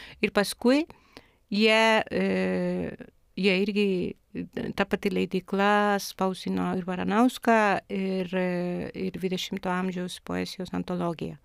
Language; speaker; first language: Lithuanian; non-native, fluent; Spanish